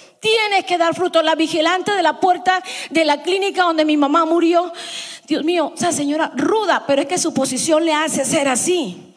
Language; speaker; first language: Spanish; early bilingual, heritage; Spanish